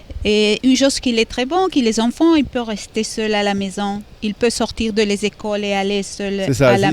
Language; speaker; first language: French; non-native, fluent; Spanish